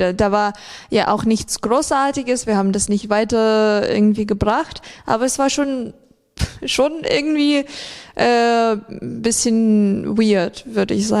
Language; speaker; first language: German; non-native, fluent; Ukrainian